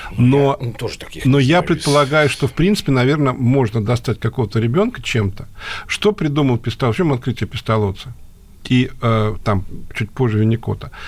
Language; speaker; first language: Russian; native; Russian